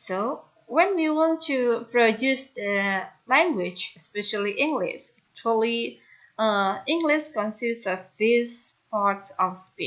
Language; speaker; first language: English; non-native, fluent; Indonesian